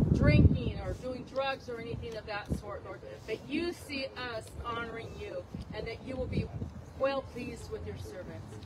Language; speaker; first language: English; native; English